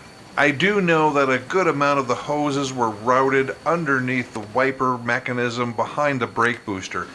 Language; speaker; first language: English; native; English